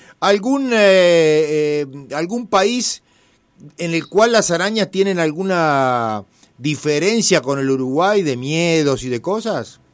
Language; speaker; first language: Spanish; non-native, fluent; Italian